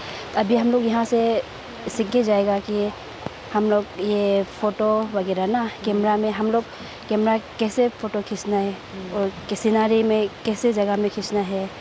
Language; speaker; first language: Hindi; non-native, local second language; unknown